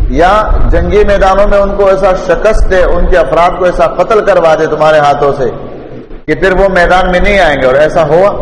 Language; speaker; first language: Urdu; non-native, local second language; Pashto